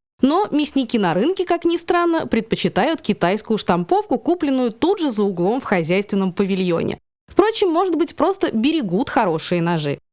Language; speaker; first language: Russian; native; Russian